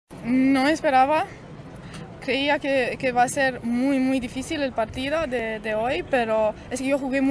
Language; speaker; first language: Spanish; non-native, learner; Romanian